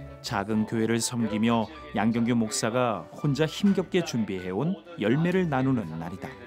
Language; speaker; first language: Korean; native; Korean